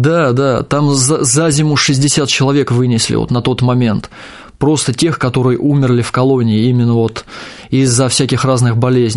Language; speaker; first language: Russian; native; Russian